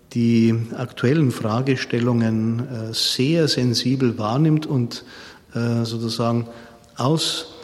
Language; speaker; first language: German; native; German